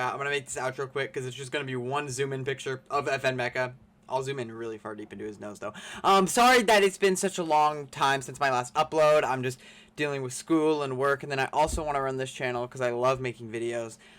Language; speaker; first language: English; native; English